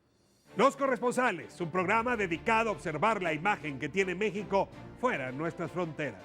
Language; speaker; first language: Spanish; native; Spanish